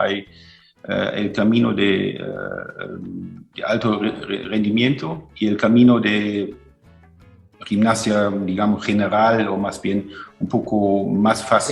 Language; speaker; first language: Spanish; non-native, fluent; German